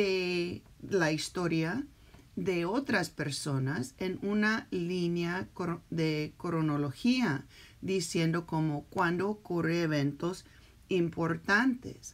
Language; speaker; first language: Spanish; early bilingual, heritage; Spanish